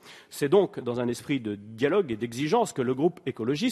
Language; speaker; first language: French; native; French